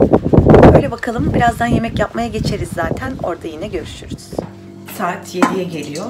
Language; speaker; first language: Turkish; native; Turkish